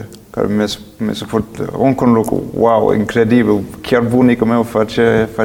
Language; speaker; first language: Romanian; non-native, fluent; English